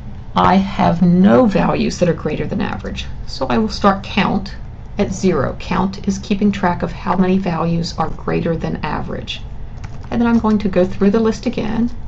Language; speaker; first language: English; native; English